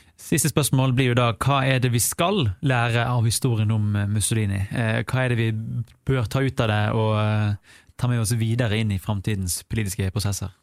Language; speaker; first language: Norwegian; native; Norwegian